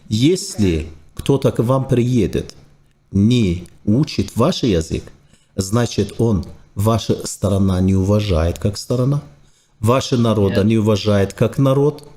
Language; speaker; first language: Russian; non-native, fluent; Turkish